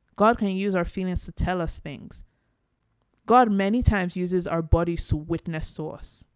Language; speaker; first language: English; non-native, local second language; Yoruba